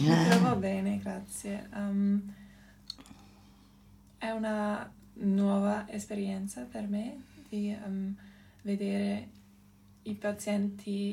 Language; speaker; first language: Italian; non-native, local second language; German